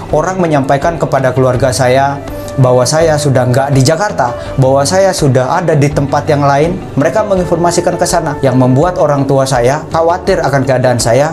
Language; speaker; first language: Indonesian; non-native, local second language; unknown